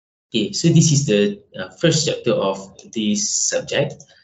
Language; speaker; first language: English; non-native, local second language; Malay